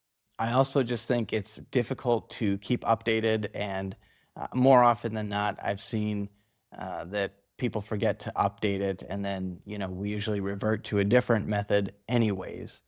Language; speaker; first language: English; native; English